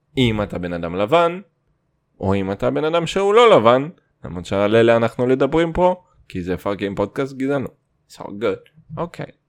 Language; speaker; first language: Hebrew; non-native, fluent; Russian